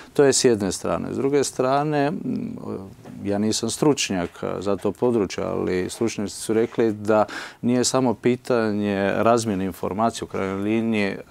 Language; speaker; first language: Croatian; early bilingual, heritage; Croatian